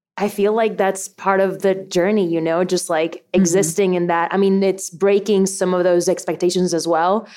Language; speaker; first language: English; early bilingual, other home language; Spanish